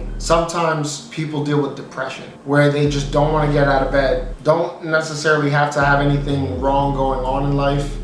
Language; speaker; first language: English; native; English